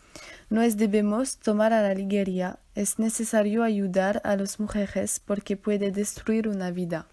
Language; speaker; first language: Spanish; non-native, learner; French